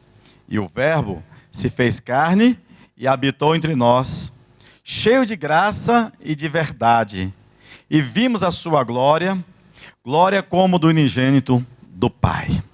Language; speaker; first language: Portuguese; native; Portuguese